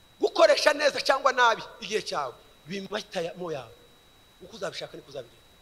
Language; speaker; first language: Kinyarwanda; early bilingual, heritage; Kinyarwanda